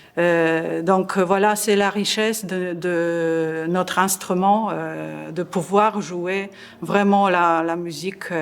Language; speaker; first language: French; non-native, fluent; Polish